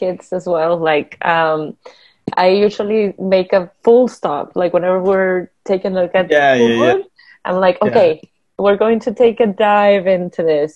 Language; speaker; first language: English; non-native, fluent; Spanish